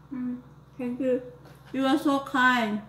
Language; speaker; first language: English; non-native, learner; Indonesian